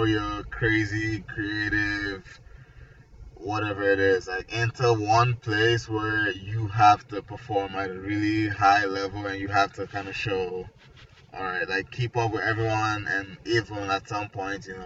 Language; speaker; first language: English; non-native, local second language; Igbo